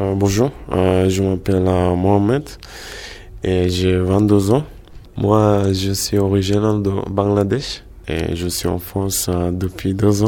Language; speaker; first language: French; non-native, learner; Bangla